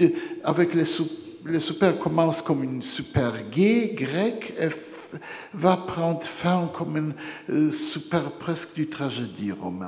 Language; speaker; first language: French; non-native, fluent; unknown